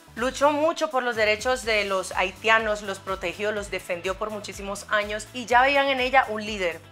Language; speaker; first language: Spanish; non-native, fluent; Haitian Creole